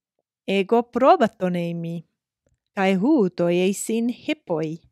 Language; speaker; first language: Greek; non-native, fluent; English